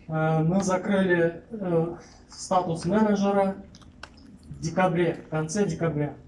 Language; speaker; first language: Russian; non-native, local second language; Kyrgyz